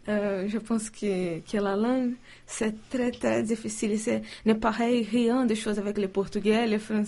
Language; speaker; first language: French; non-native, learner; Portuguese